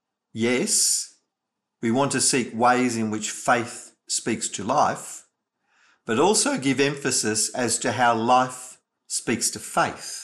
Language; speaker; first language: English; native; English